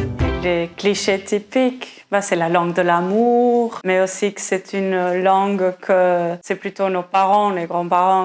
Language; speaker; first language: French; non-native, fluent; Portuguese